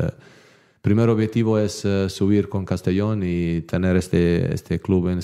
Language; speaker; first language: Spanish; non-native, learner; Bosnian